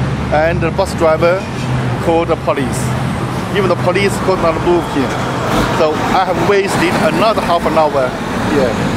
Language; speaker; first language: English; non-native, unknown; Chinese